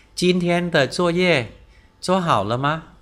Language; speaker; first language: Chinese; non-native, fluent; Vietnamese